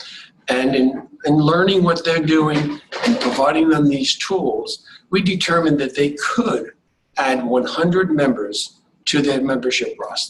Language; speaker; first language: English; native; English